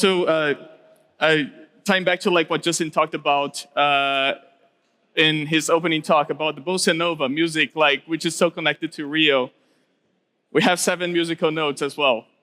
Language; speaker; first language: English; non-native, local second language; Portuguese